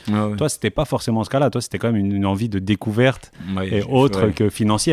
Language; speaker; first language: French; native; French